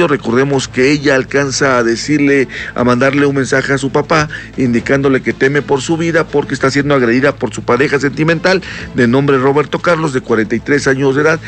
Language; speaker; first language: Spanish; native; Spanish